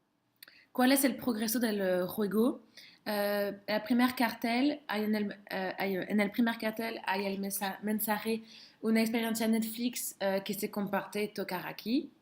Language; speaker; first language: Spanish; non-native, learner; French